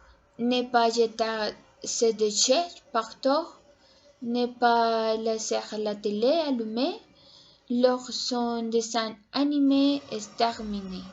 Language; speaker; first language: French; non-native, learner; Spanish